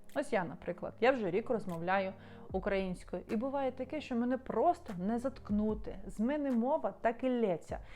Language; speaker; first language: Ukrainian; non-native, local second language; Russian